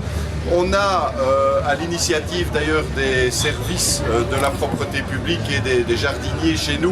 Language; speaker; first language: French; native; French